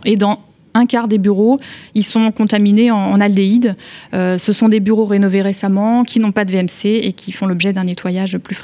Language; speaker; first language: French; native; French